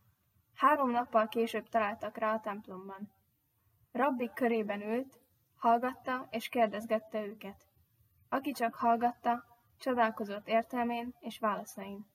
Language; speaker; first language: Hungarian; native; Hungarian